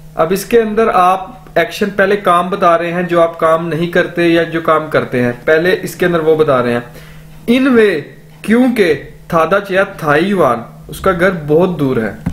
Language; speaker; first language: Urdu; non-native, local second language; Punjabi